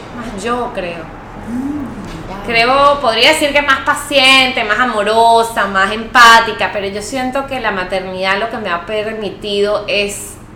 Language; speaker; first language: Spanish; native; Spanish